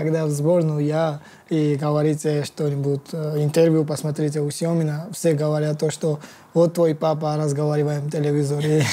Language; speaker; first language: Russian; non-native, learner; Georgian